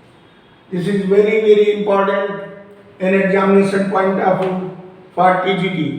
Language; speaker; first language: English; non-native, local second language; Hindi